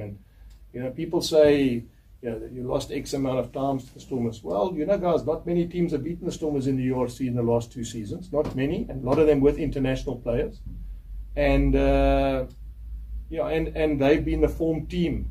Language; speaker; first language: English; native; English